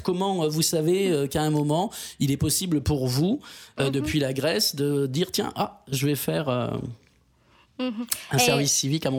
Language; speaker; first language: French; native; French